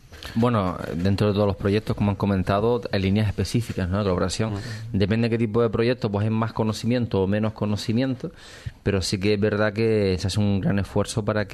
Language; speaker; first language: Spanish; native; Spanish